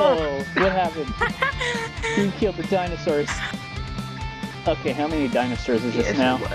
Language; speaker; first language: English; native; English